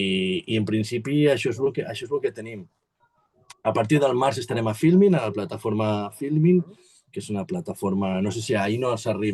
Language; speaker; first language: Catalan; native; Catalan